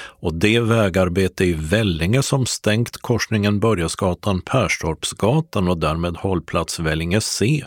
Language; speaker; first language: Swedish; native; Swedish